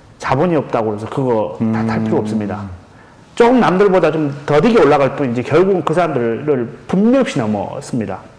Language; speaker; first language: Korean; native; Korean